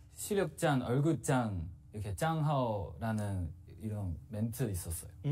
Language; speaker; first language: Korean; non-native, learner; Chinese